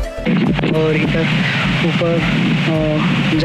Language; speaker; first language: Hindi; non-native, local second language; Nepali